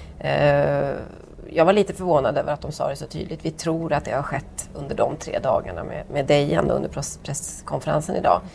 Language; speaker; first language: Swedish; native; Swedish